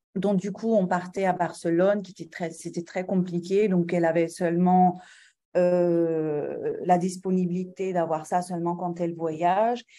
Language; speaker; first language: French; non-native, local second language; Arabic